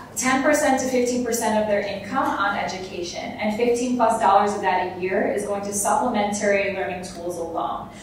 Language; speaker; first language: English; native; English